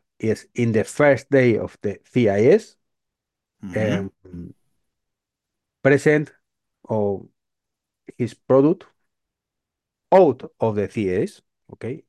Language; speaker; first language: English; non-native, learner; Spanish